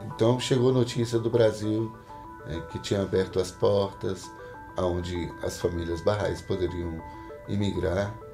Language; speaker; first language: Portuguese; non-native, fluent; Persian